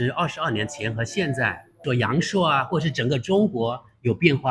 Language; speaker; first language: Chinese; native; Chinese